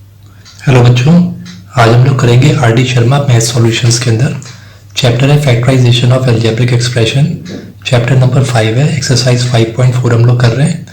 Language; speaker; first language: Hindi; native; Hindi